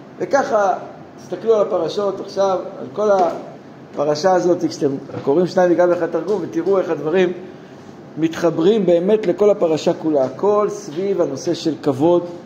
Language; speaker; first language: Hebrew; native; Hebrew